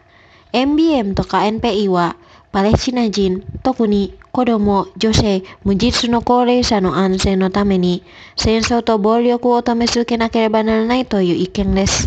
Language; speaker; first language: Japanese; non-native, fluent; Indonesian